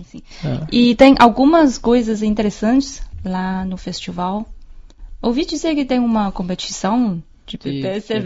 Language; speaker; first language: Portuguese; non-native, fluent; Chinese